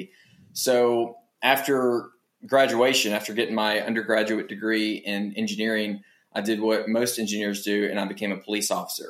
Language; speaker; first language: English; native; English